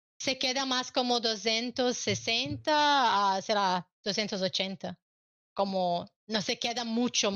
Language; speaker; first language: Spanish; non-native, learner; Portuguese